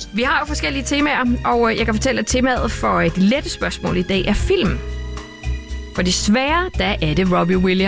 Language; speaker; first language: Danish; native; Danish